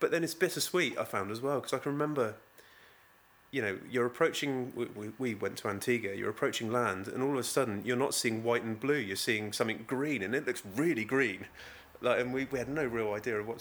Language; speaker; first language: English; native; English